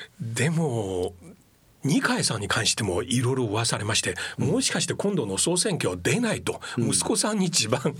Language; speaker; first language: Japanese; non-native, fluent; Chinese